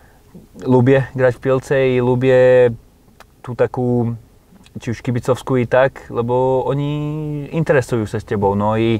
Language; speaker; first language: Polish; non-native, learner; Slovak